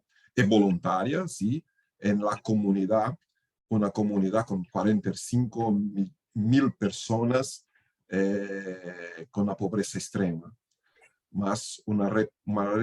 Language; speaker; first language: Spanish; non-native, fluent; Portuguese